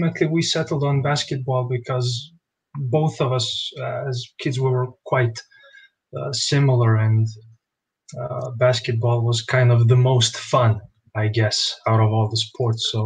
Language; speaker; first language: English; non-native, fluent; Bosnian